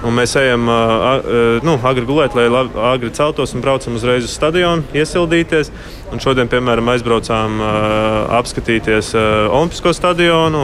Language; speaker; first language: Latvian; non-native, local second language; Russian